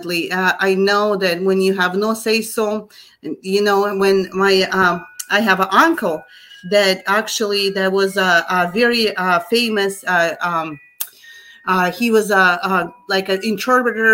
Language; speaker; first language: English; non-native, fluent; Russian